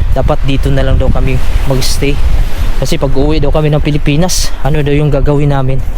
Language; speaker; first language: Filipino; native; Filipino